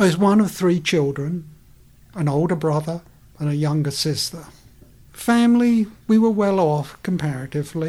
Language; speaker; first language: English; native; English